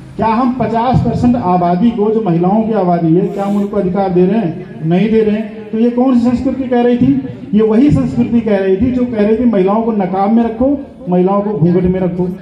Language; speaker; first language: Hindi; native; Hindi